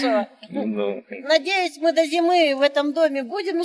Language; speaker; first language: Russian; native; Russian